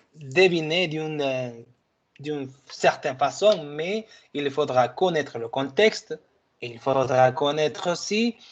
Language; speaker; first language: French; non-native, fluent; Spanish